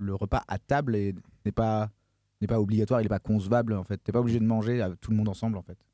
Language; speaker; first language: French; native; French